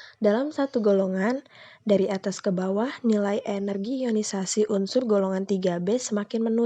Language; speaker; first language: Indonesian; native; Indonesian